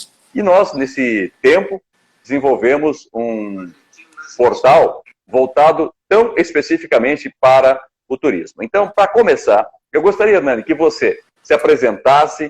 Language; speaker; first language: Portuguese; native; Portuguese